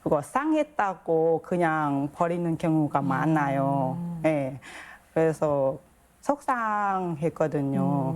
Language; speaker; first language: Korean; non-native, learner; Thai